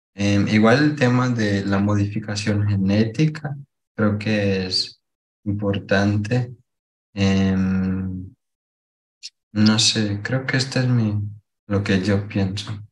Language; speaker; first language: Spanish; non-native, fluent; Portuguese